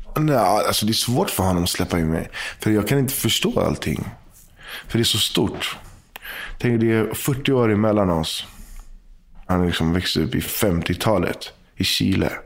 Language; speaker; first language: Swedish; native; Swedish